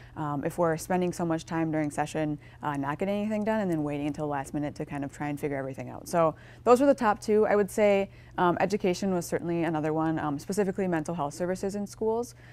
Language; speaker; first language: English; native; English